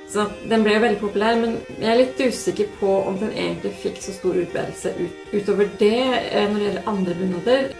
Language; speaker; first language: Norwegian; native; Norwegian